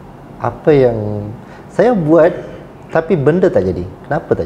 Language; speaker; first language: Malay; non-native, local second language; Tamil